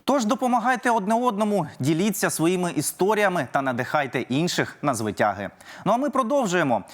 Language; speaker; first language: Ukrainian; native; Ukrainian